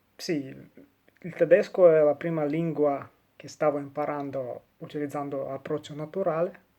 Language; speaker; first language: Italian; non-native, fluent; Russian